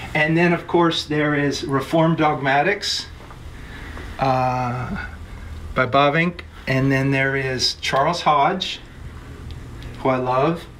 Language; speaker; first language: English; native; English